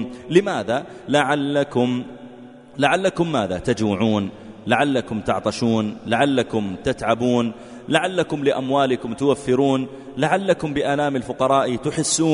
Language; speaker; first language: Arabic; native; Arabic